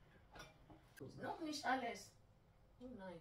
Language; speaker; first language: German; non-native, learner; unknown